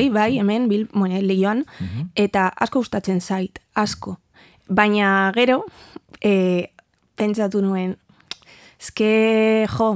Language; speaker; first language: Basque; non-native, learner; Spanish